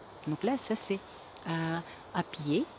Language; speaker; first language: French; non-native, fluent; Russian